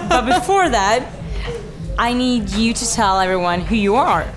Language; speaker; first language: English; non-native, fluent; Swedish